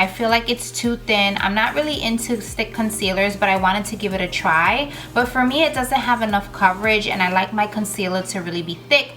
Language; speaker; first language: English; native; English